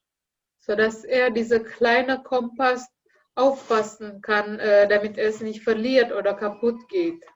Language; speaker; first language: German; non-native, learner; Indonesian